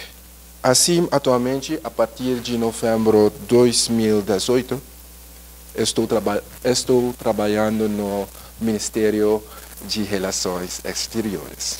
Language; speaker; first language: Portuguese; non-native, learner; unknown